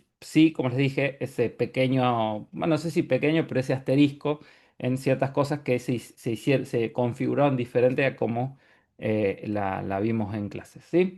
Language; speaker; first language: Spanish; native; Spanish